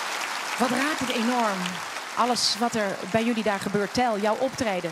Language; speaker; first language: Dutch; native; Dutch